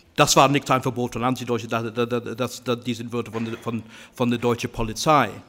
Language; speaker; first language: German; non-native, fluent; English